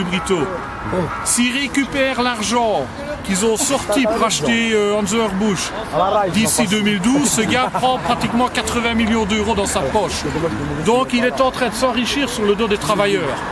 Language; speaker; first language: French; native; French